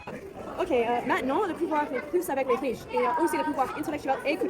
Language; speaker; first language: French; non-native, learner; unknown